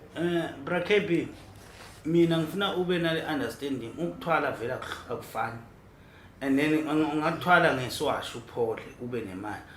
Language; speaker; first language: Zulu; non-native, local second language; Northern Sotho